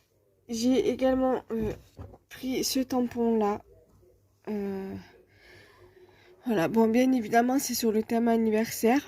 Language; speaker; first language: French; native; French